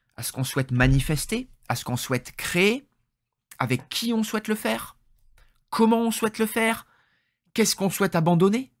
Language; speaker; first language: French; native; French